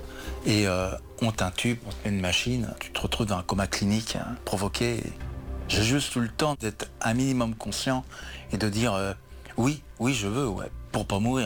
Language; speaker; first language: French; native; French